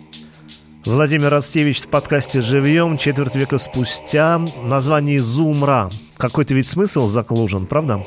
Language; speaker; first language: Russian; native; Russian